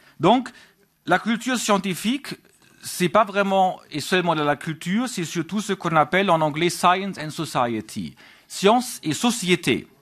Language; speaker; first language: French; non-native, fluent; German